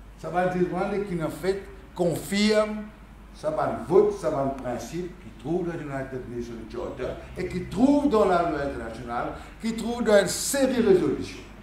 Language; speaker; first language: French; non-native, local second language; Morisyen